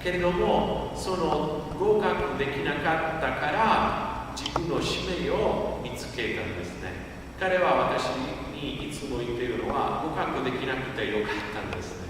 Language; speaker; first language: Japanese; non-native, fluent; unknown